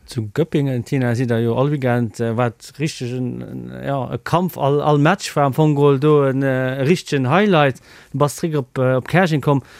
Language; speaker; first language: Luxembourgish; native; Luxembourgish